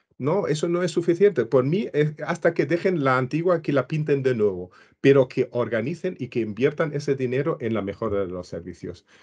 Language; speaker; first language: Spanish; non-native, fluent; German